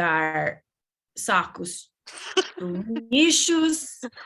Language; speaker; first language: Portuguese; non-native, learner; English